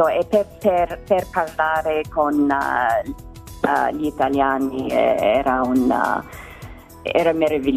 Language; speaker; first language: Italian; non-native, learner; English